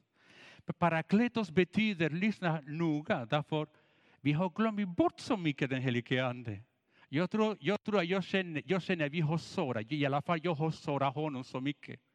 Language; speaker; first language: Swedish; non-native, fluent; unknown